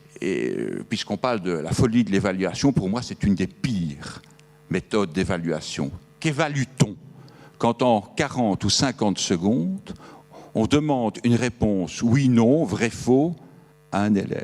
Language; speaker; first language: French; native; French